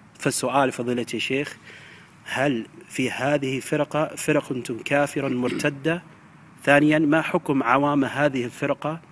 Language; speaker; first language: Arabic; non-native, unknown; English